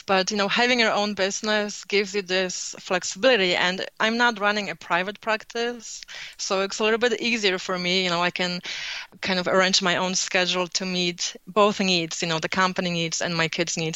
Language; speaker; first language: English; non-native, fluent; Polish